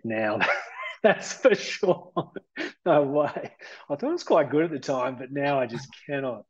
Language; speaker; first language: English; native; English